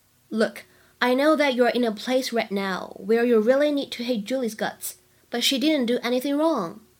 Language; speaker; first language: English; non-native, fluent; Chinese